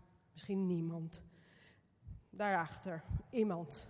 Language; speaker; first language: Dutch; non-native, fluent; Portuguese